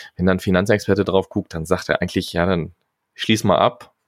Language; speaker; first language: German; native; German